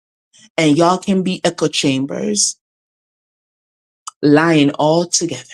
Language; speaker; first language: English; native; English